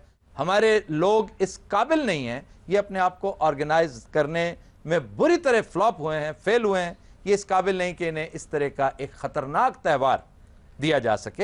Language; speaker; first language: Urdu; native; Urdu